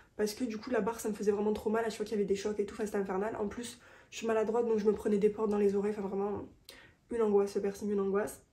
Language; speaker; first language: French; native; French